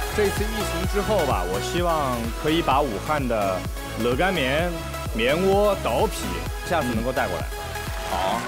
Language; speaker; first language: Chinese; native; Chinese